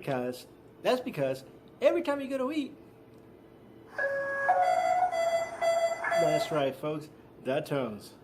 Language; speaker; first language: English; native; English